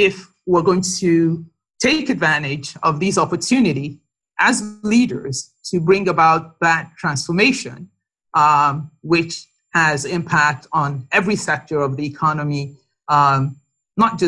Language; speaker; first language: English; non-native, local second language; Yoruba